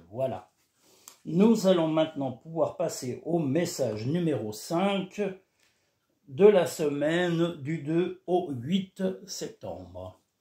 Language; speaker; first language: French; native; French